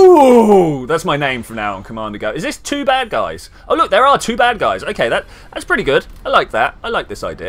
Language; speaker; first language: English; native; English